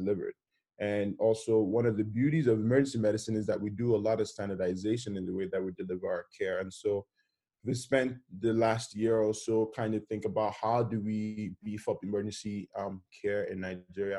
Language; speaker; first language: English; non-native, local second language; Yoruba